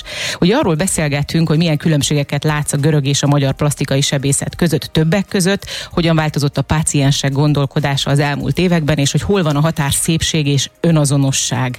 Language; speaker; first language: Hungarian; native; Hungarian